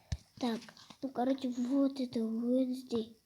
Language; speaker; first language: Russian; non-native, local second language; Kazakh